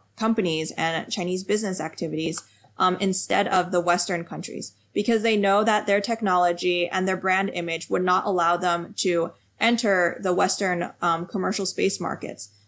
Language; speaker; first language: English; native; English